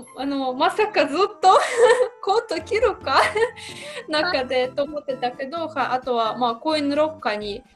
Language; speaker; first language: Japanese; non-native, fluent; Russian